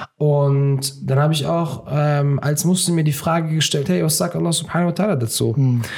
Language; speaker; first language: German; early bilingual, other home language; Turkish